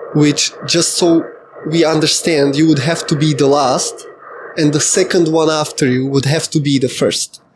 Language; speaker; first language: English; non-native, fluent; Slovak